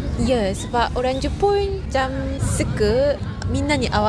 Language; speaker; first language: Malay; non-native, fluent; Japanese